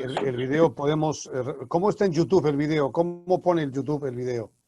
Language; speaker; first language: Spanish; native; Spanish